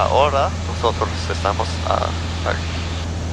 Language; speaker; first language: Spanish; non-native, learner; English